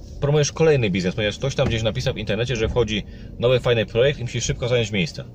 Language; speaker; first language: Polish; native; Polish